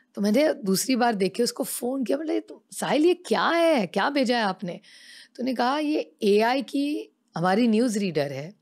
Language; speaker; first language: Hindi; non-native, local second language; Marathi